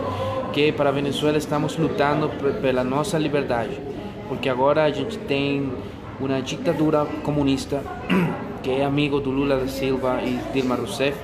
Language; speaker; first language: Portuguese; non-native, fluent; Spanish